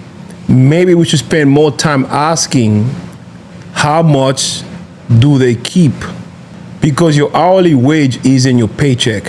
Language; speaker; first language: English; native; English